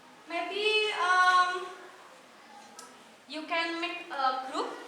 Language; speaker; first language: English; non-native, fluent; Indonesian